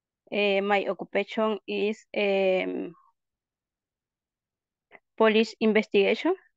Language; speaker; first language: English; non-native, learner; Spanish